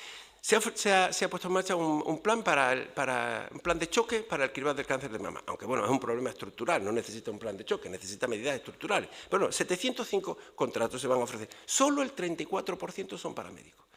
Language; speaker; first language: Spanish; native; Spanish